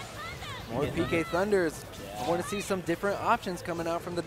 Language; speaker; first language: English; native; English